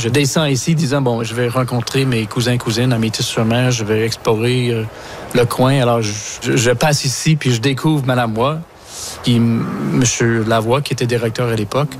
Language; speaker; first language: French; native; French